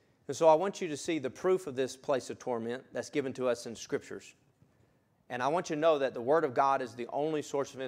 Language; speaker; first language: English; native; English